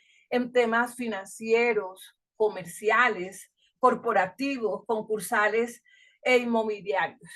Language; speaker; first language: Spanish; native; Spanish